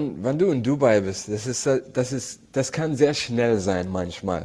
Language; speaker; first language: German; non-native, learner; Arabic